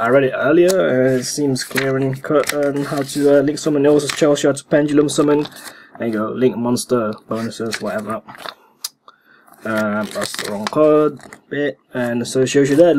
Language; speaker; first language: English; native; English